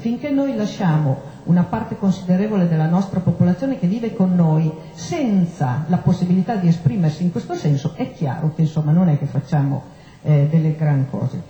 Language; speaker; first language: Italian; native; Italian